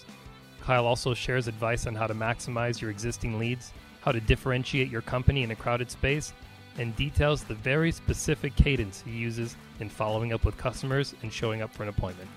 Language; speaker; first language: English; native; English